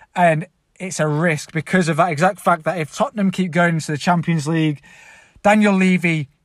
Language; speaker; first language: English; native; English